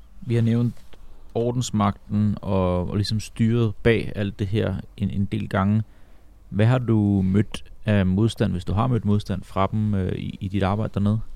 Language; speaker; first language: Danish; native; Danish